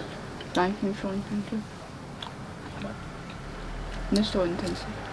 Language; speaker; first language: German; non-native, learner; Cantonese